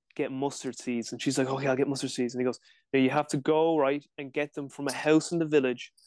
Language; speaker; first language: English; native; English